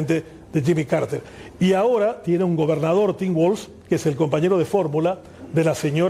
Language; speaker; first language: Spanish; native; Spanish